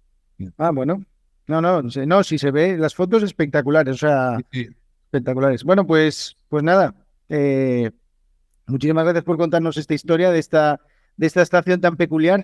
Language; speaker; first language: Spanish; native; Spanish